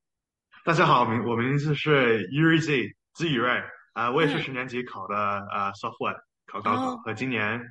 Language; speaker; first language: Chinese; early bilingual, heritage; Chinese